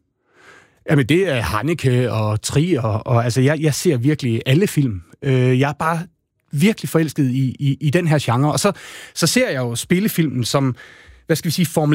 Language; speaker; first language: Danish; native; Danish